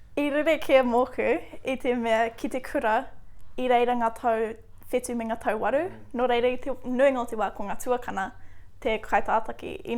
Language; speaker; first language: Māori; native; Māori